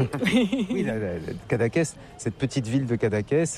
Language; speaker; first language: French; native; French